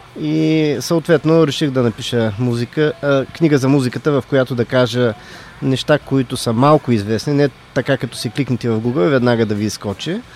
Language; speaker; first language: Bulgarian; native; Bulgarian